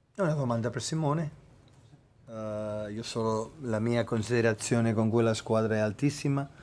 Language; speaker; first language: Italian; non-native, fluent; Catalan